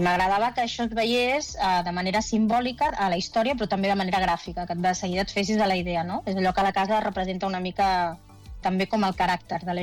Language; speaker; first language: Catalan; native; Catalan